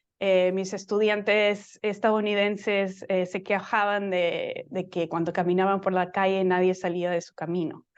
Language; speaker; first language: Spanish; non-native, fluent; English